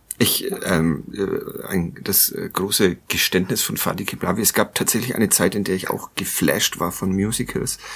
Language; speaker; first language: German; native; German